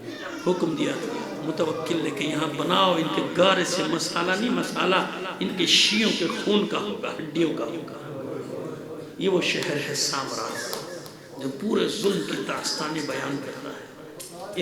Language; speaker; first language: Urdu; native; Urdu